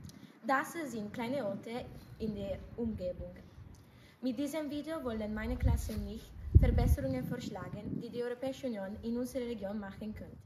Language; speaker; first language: German; non-native, learner; Italian